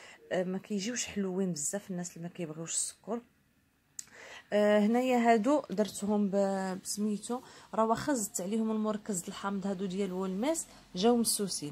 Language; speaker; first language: Arabic; native; Arabic